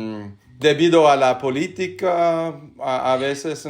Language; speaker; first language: Spanish; non-native, learner; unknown